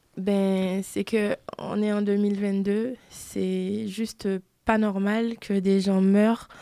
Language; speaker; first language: French; non-native, local second language; Haitian Creole